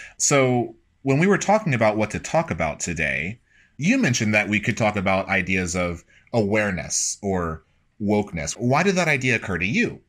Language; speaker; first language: English; native; English